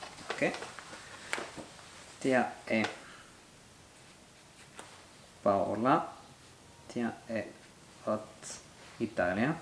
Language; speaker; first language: Bulgarian; non-native, learner; French